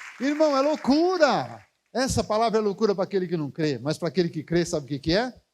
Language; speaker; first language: Portuguese; native; Portuguese